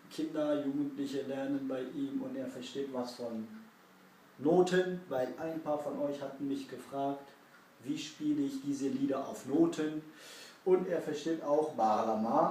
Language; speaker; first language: German; early bilingual, other home language; Kurdish